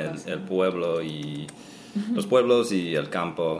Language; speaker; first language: Spanish; non-native, fluent; English